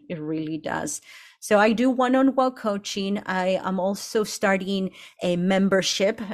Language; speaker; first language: English; early bilingual, other home language; Spanish